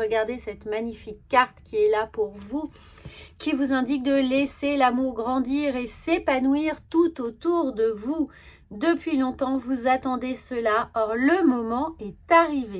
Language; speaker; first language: French; native; French